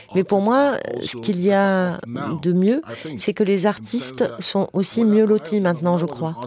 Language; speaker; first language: French; non-native, fluent; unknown